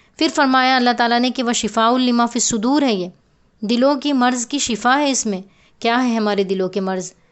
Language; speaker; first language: Urdu; native; Urdu